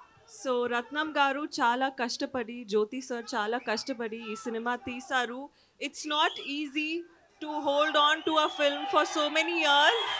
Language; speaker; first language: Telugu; non-native, learner; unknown